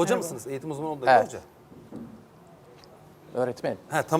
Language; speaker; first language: Turkish; native; Turkish